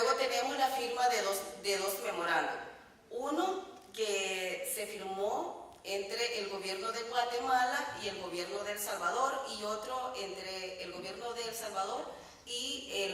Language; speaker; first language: Spanish; native; Spanish